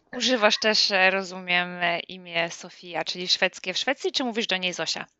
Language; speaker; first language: Polish; native; Polish